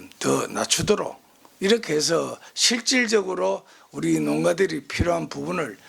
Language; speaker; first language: Korean; native; Korean